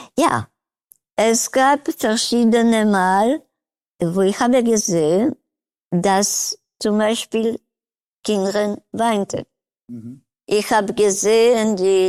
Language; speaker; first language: German; non-native, learner; Polish